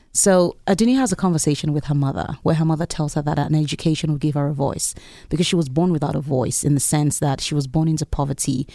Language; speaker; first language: English; non-native, local second language; Yoruba